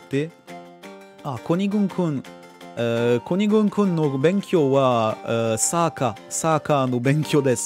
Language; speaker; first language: Japanese; non-native, learner; French